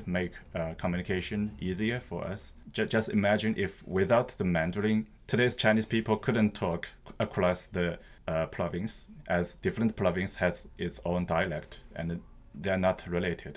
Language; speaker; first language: English; non-native, fluent; Chinese